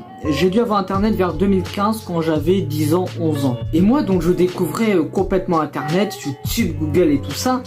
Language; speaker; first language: French; native; French